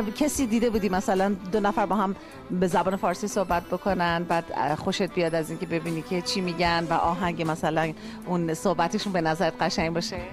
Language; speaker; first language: Persian; native; Persian